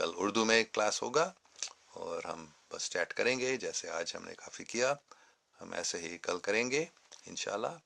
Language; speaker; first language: Hindi; non-native, fluent; English